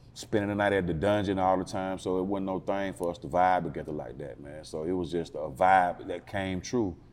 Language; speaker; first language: English; native; English